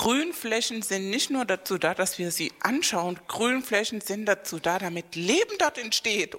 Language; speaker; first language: German; non-native, fluent; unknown